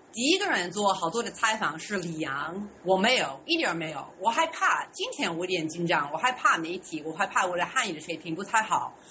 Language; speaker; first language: Chinese; non-native, learner; English